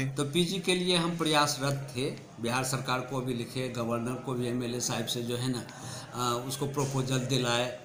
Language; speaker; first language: Hindi; native; Hindi